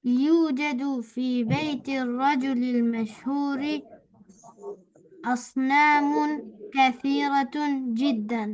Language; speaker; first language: Arabic; non-native, learner; Bangla